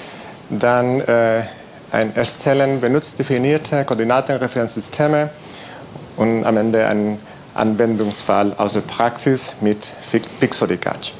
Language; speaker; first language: German; non-native, learner; Spanish